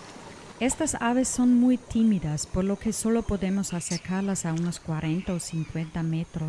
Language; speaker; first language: Spanish; non-native, fluent; German